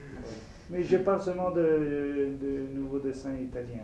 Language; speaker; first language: French; non-native, fluent; Italian